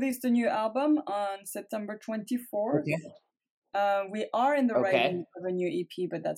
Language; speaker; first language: English; non-native, fluent; French